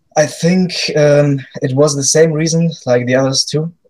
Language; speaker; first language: English; non-native, fluent; German